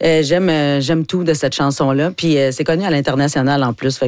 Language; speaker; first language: French; native; French